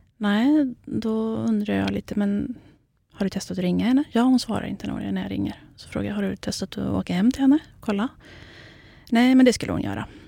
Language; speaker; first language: Swedish; early bilingual, other home language; Kurdish